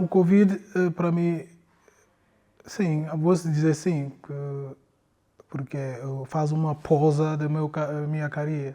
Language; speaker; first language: Portuguese; non-native, learner; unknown